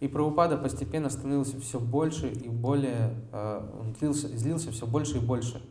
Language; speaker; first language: Russian; native; Russian